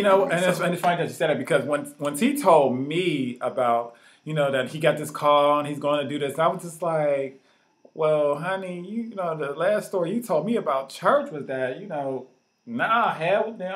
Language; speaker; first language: English; native; English